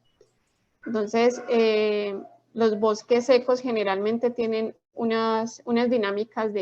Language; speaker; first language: Spanish; native; Spanish